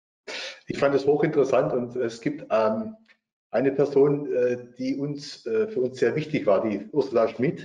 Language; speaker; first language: German; native; German